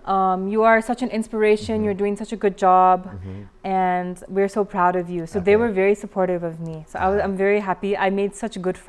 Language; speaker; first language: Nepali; early bilingual, heritage; English